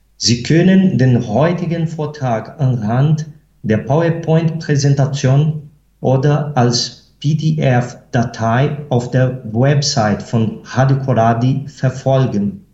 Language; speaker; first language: German; non-native, fluent; Portuguese